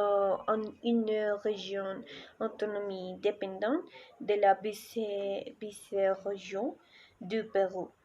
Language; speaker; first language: French; non-native, learner; Spanish